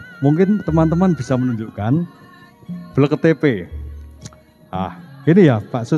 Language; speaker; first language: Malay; non-native, local second language; Javanese